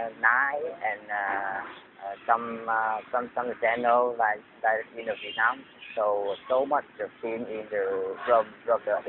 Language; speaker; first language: English; non-native, learner; Vietnamese